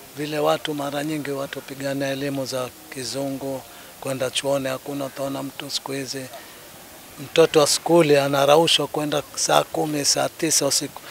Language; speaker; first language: Swahili; native; Swahili